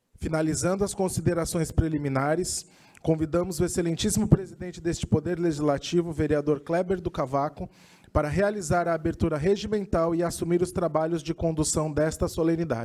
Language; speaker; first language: Portuguese; native; Portuguese